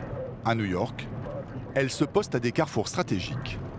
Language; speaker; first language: French; native; French